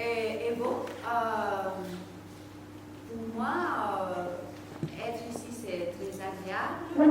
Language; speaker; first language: French; non-native, fluent; Spanish